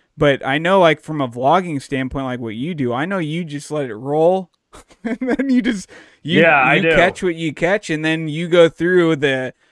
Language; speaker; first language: English; native; English